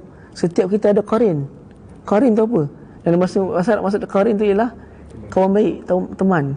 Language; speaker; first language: Malay; native; Malay